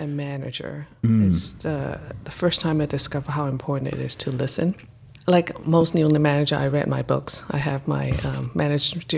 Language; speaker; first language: English; non-native, local second language; Cantonese